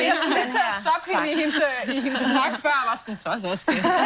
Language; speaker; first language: Danish; native; Danish